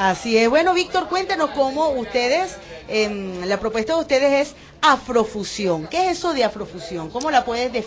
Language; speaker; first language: Spanish; native; Spanish